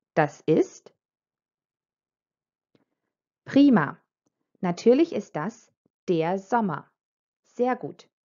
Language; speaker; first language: German; non-native, fluent; Croatian